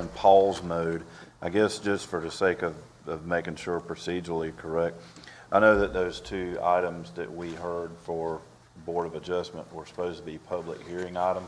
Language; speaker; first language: English; native; English